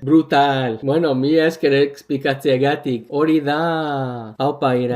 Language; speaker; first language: Basque; non-native, learner; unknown